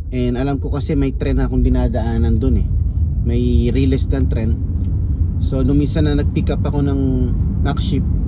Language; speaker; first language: Filipino; native; Filipino